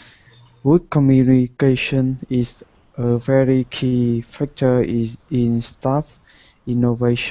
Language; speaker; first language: English; non-native, learner; Vietnamese